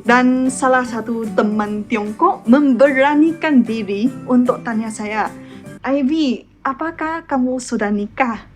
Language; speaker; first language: Indonesian; non-native, fluent; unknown